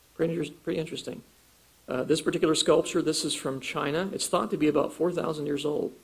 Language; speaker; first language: English; native; English